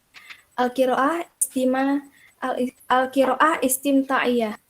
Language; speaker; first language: Arabic; non-native, learner; Indonesian